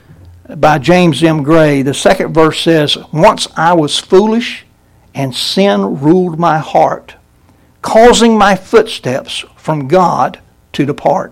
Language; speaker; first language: English; native; English